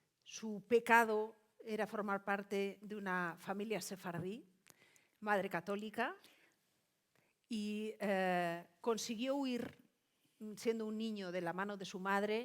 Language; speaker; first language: Spanish; native; Spanish